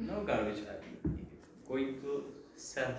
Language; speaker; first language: English; non-native, learner; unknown